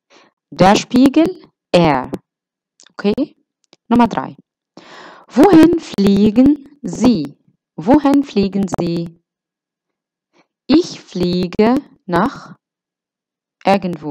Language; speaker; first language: German; non-native, fluent; Arabic